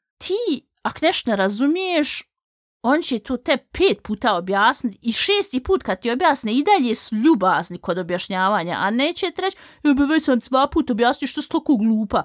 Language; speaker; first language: Bosnian; early bilingual, heritage; Bosnian